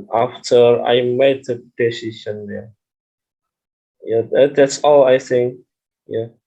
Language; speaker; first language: English; non-native, learner; Indonesian